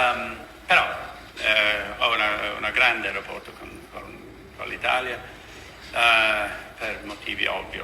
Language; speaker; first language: Italian; non-native, fluent; English